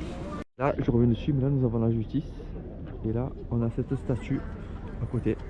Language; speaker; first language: French; native; French